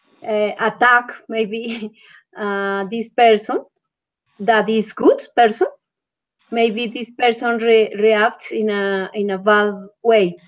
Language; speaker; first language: English; non-native, learner; Spanish